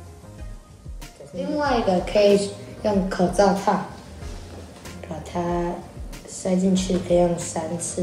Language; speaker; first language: Chinese; early bilingual, heritage; Chinese